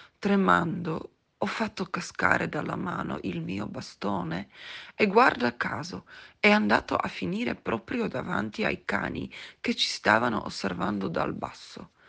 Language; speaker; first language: Italian; native; Italian